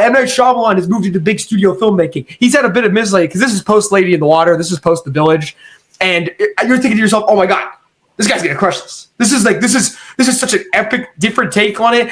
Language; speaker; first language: English; native; English